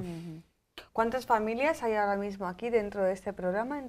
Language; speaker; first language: Spanish; native; Spanish